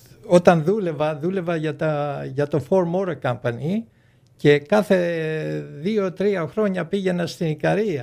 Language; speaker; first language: Greek; early bilingual, heritage; Greek